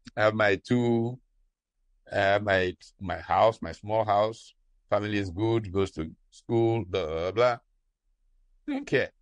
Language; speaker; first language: English; non-native, local second language; Hausa